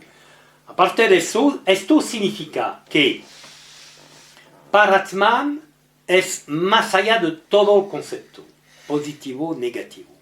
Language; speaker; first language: Spanish; non-native, learner; French